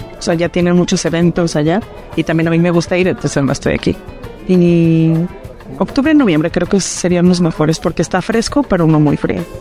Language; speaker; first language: Spanish; native; Spanish